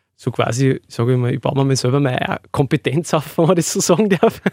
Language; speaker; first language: German; native; German